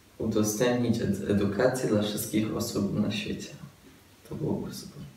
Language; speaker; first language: Polish; early bilingual, other home language; Chechen